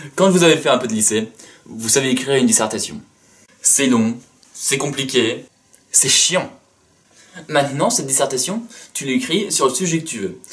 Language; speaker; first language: French; native; French